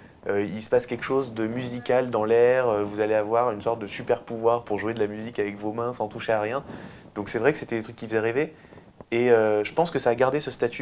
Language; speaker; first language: French; native; French